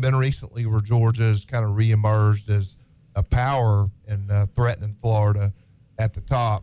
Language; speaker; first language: English; native; English